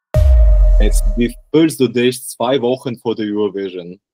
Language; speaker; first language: German; non-native, learner; Polish